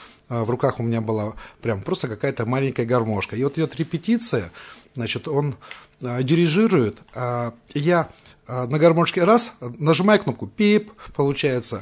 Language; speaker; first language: Russian; native; Russian